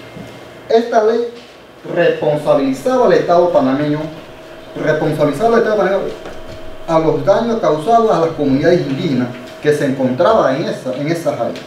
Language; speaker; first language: Spanish; non-native, local second language; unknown